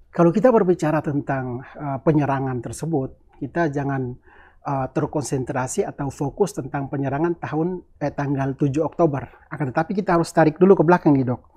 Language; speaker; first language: Indonesian; native; Indonesian